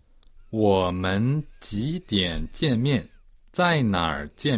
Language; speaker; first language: Chinese; non-native, learner; Portuguese